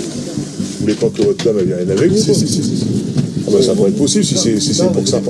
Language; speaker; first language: French; native; French